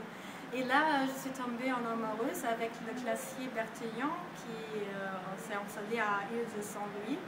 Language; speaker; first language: French; non-native, fluent; German